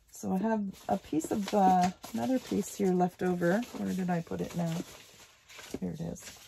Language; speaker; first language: English; native; English